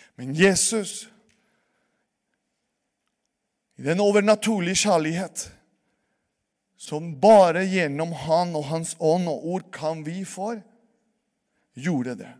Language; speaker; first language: Norwegian; non-native, fluent; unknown